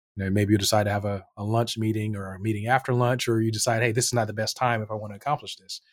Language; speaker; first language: English; native; English